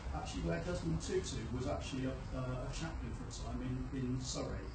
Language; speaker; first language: English; native; English